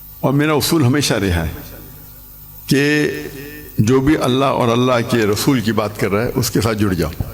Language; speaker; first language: Urdu; non-native, local second language; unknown